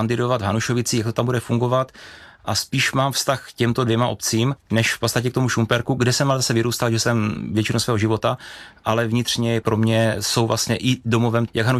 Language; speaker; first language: Czech; native; Czech